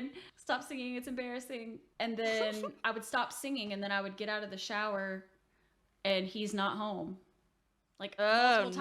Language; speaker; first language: English; native; English